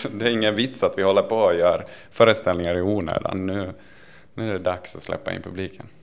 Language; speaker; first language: Swedish; native; Swedish